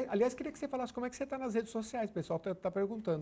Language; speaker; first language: Portuguese; native; Portuguese